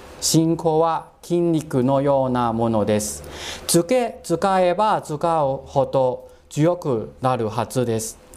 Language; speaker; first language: Japanese; non-native, fluent; Cantonese